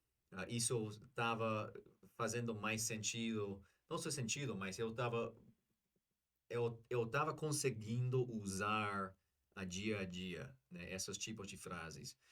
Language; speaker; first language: Portuguese; non-native, learner; English